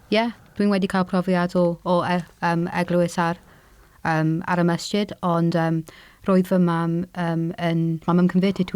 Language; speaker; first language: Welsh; non-native, local second language; English